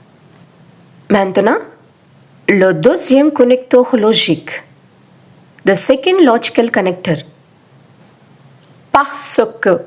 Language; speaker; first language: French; non-native, fluent; Telugu